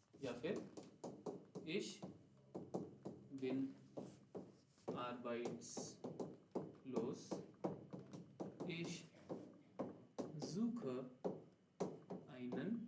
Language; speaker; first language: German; non-native, fluent; Hindi